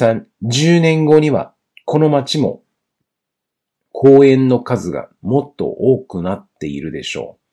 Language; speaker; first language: Japanese; non-native, fluent; Chinese